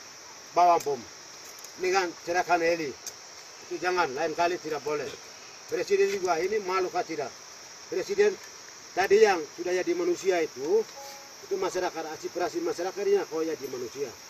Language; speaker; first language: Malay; non-native, local second language; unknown